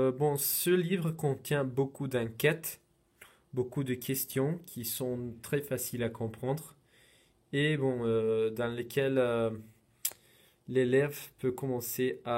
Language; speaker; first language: French; non-native, fluent; Spanish